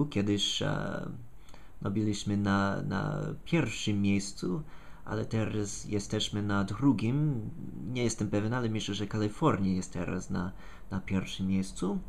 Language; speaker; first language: Polish; non-native, fluent; English